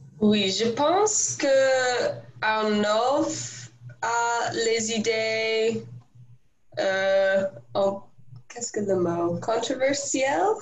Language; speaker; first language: French; non-native, learner; English